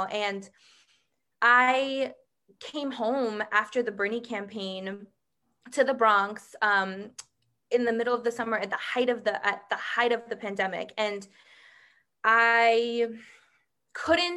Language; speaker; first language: English; native; English